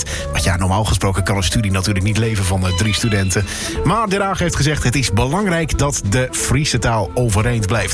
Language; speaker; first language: Dutch; native; Dutch